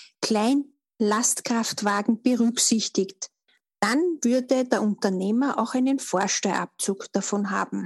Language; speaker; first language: German; native; German